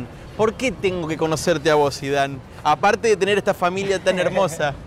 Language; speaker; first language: Spanish; native; Spanish